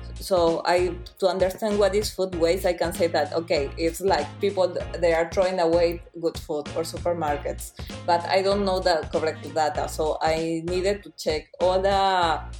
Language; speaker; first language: English; non-native, fluent; Spanish